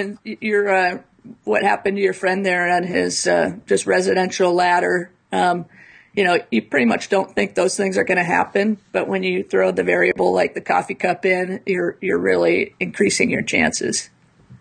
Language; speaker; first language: English; native; English